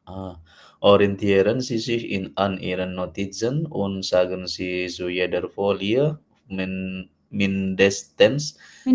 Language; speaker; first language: German; non-native, learner; Indonesian